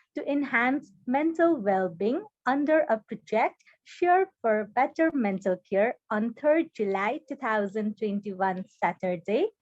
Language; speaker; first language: English; non-native, local second language; Nepali